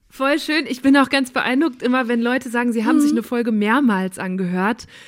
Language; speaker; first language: German; native; German